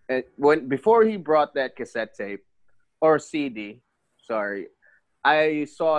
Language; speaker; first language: English; non-native, local second language; Filipino